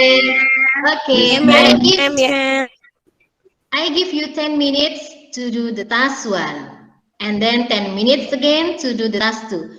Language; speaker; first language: English; non-native, learner; Indonesian